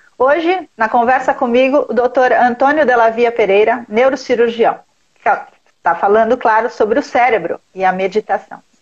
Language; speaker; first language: Portuguese; native; Portuguese